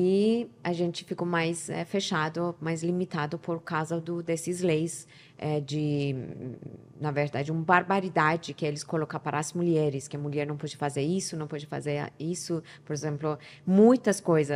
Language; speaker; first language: Portuguese; non-native, learner; Persian